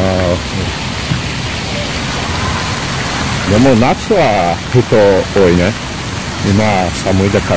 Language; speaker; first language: Japanese; non-native, learner; Portuguese